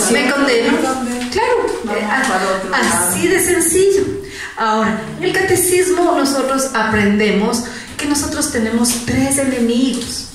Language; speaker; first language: Spanish; native; Spanish